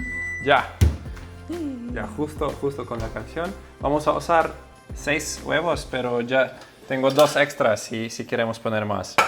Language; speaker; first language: Spanish; non-native, fluent; Russian